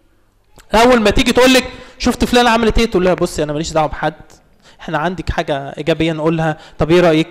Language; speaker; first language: Arabic; native; Arabic